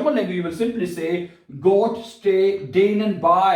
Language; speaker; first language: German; non-native, learner; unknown